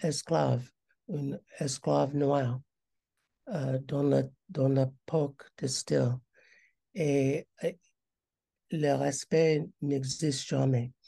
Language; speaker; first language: French; non-native, learner; English